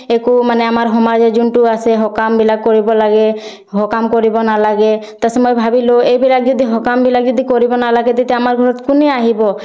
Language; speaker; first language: Assamese; non-native, local second language; Bodo